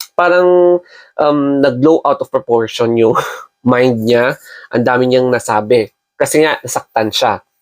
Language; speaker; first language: Filipino; non-native, local second language; Iloko